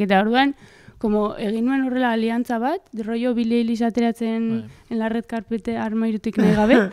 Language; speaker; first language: Basque; native; Basque